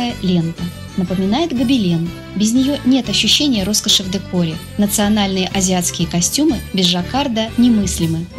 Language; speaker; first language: Russian; native; Russian